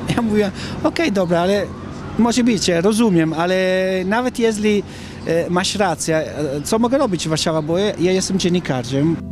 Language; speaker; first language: Polish; non-native, learner; Italian